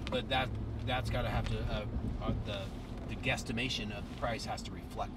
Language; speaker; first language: English; native; English